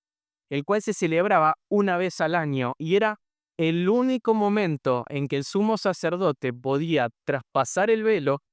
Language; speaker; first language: Spanish; native; Spanish